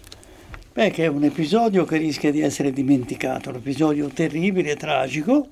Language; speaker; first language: Italian; native; Italian